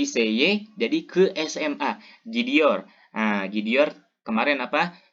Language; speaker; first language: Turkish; non-native, fluent; Indonesian